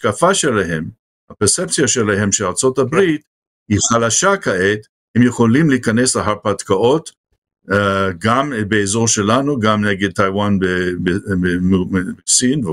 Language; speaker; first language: Hebrew; non-native, fluent; English